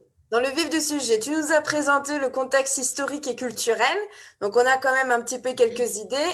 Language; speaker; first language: French; native; French